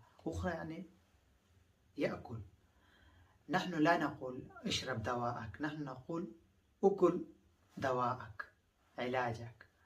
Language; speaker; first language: Arabic; non-native, fluent; Pashto